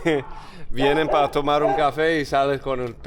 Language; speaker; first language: Spanish; non-native, fluent; English